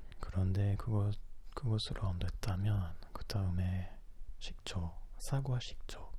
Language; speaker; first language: Korean; non-native, learner; French